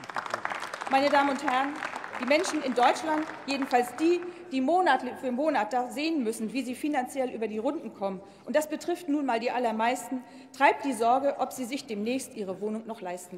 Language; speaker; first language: German; native; German